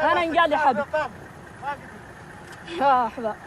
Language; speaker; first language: Arabic; native; Arabic